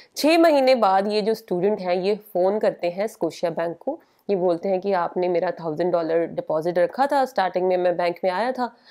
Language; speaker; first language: Hindi; native; Hindi